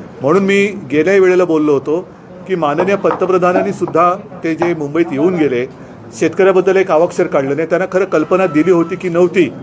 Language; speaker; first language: Marathi; native; Marathi